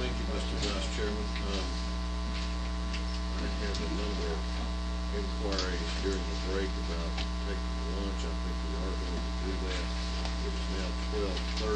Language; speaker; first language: English; native; English